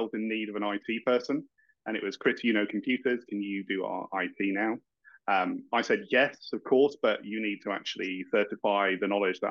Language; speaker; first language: English; native; English